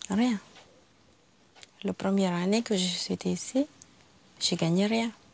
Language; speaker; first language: French; non-native, learner; Filipino